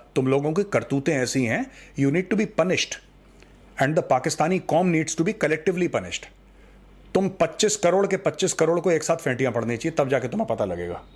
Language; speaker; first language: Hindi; native; Hindi